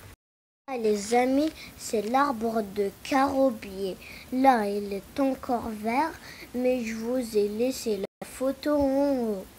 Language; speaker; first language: French; non-native, local second language; Arabic